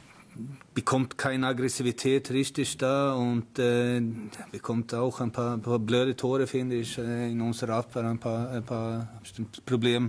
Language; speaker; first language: German; non-native, fluent; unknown